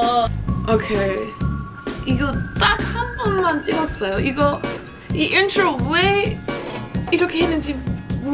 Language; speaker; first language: Korean; non-native, fluent; English